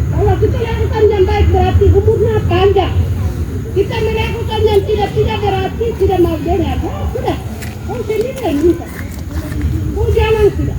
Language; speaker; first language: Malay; non-native, local second language; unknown